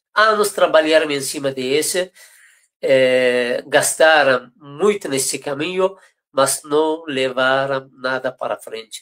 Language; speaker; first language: Portuguese; non-native, fluent; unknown